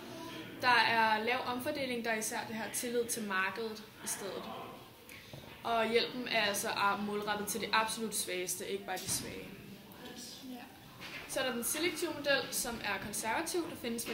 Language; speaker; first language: Danish; native; Danish